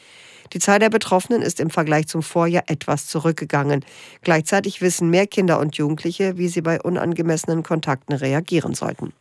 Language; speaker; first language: German; native; German